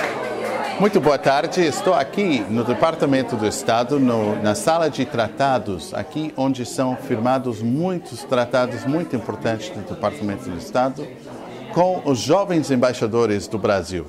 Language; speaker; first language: Portuguese; non-native, fluent; English